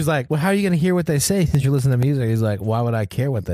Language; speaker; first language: English; native; English